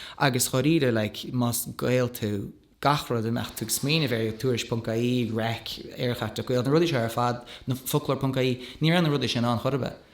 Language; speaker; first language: Irish; non-native, local second language; English